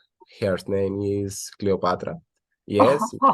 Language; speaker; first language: English; non-native, learner; Spanish